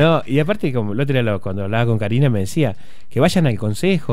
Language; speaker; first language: Spanish; native; Spanish